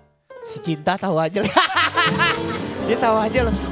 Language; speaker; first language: Indonesian; native; Indonesian